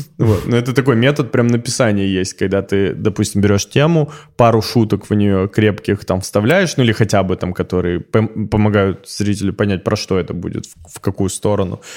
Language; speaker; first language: Russian; native; Russian